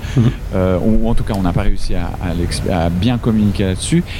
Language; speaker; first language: French; native; French